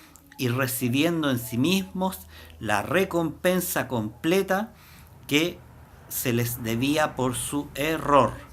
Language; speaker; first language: Spanish; native; Spanish